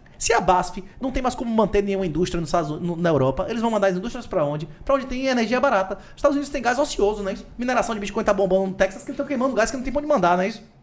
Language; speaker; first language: Portuguese; native; Portuguese